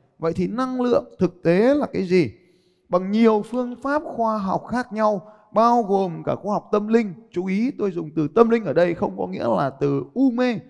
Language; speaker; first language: Vietnamese; native; Vietnamese